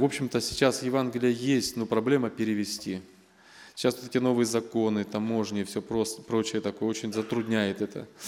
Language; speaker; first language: Russian; non-native, local second language; Armenian